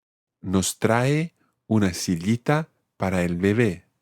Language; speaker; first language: Spanish; non-native, fluent; English